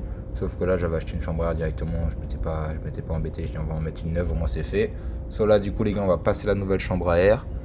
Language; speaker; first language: French; native; French